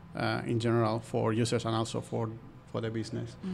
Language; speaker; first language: English; non-native, fluent; Spanish